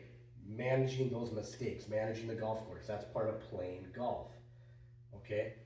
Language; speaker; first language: English; native; English